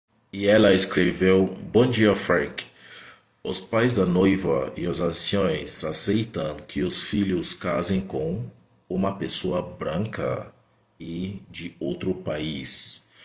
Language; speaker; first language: Portuguese; non-native, fluent; Igbo